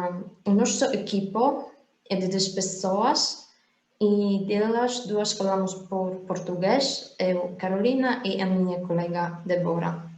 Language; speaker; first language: Portuguese; non-native, fluent; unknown